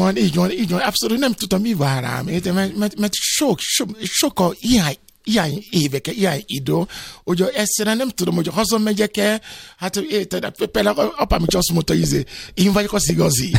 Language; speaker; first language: Hungarian; non-native, fluent; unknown